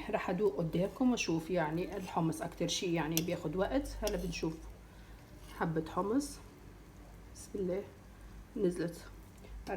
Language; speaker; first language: Arabic; native; Arabic